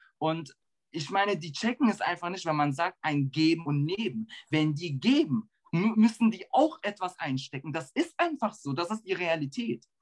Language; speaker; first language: German; early bilingual, other home language; Turkish